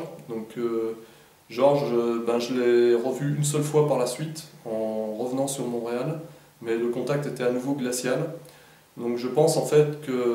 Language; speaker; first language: French; native; French